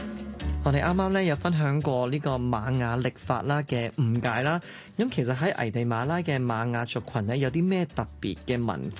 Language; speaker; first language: Cantonese; native; Cantonese